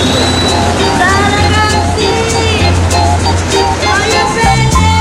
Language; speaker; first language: Italian; native; Italian